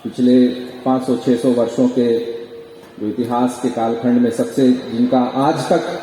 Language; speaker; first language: Hindi; non-native, local second language; Marathi